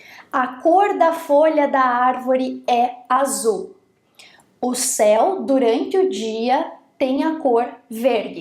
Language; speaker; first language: Portuguese; native; Portuguese